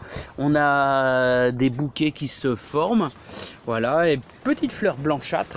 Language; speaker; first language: French; native; French